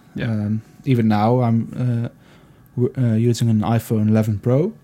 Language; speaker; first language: English; non-native, fluent; Dutch